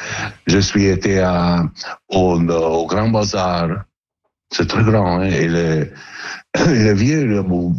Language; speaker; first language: French; non-native, learner; Italian